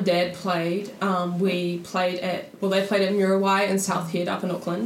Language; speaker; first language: English; native; English